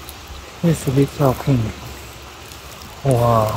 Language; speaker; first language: English; non-native, learner; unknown